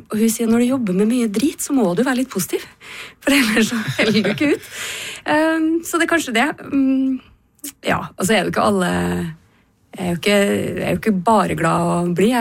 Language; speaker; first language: Norwegian; native; Norwegian